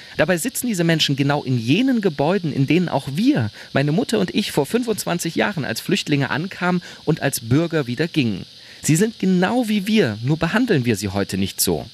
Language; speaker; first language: German; native; German